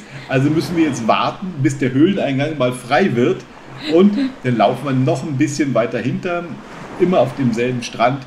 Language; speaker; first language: German; native; German